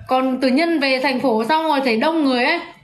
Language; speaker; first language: Vietnamese; native; Vietnamese